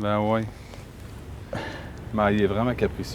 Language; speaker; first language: French; native; French